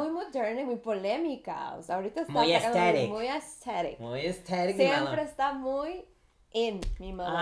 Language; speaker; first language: Spanish; native; Spanish